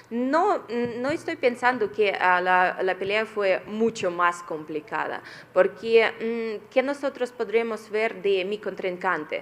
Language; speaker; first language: Spanish; non-native, fluent; Russian